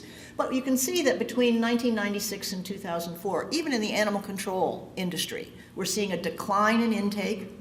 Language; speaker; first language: English; native; English